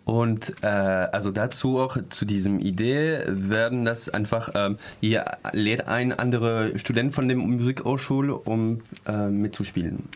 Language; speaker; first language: German; non-native, learner; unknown